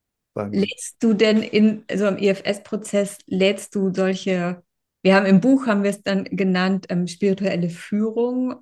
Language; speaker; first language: German; native; German